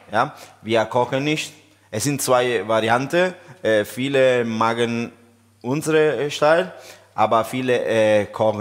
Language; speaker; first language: German; non-native, learner; Italian